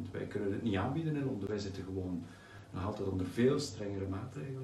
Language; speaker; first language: Dutch; native; Dutch